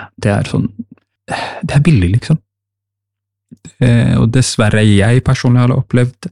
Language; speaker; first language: Norwegian; non-native, fluent; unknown